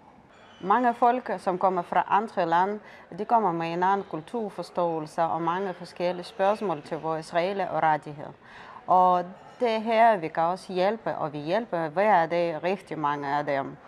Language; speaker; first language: Danish; non-native, fluent; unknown